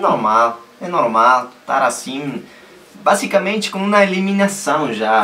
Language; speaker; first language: Portuguese; non-native, fluent; Spanish